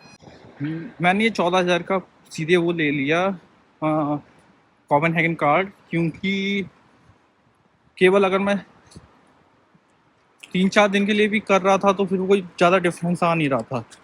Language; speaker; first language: Hindi; native; Hindi